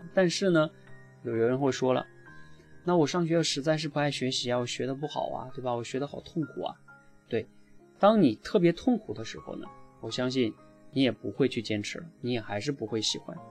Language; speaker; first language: Chinese; native; Chinese